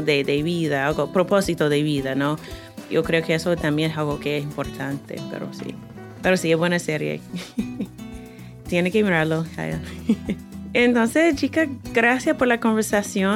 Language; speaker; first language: Spanish; non-native, fluent; English